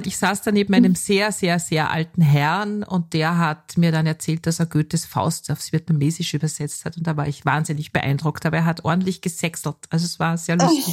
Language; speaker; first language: German; native; German